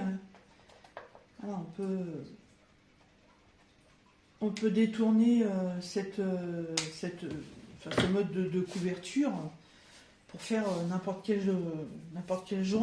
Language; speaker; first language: French; native; French